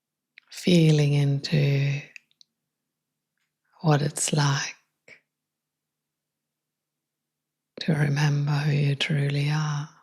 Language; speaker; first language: English; non-native, fluent; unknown